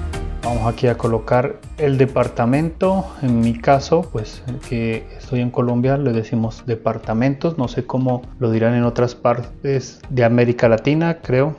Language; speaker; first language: Spanish; native; Spanish